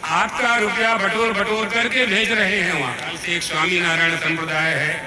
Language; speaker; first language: Hindi; native; Hindi